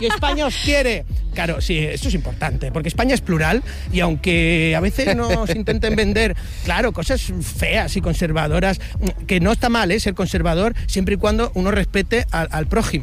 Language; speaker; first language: Spanish; native; Spanish